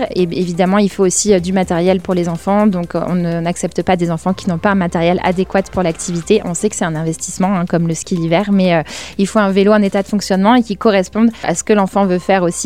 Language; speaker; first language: French; native; French